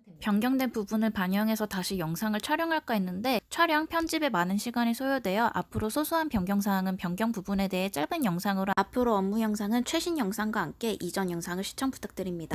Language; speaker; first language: Korean; native; Korean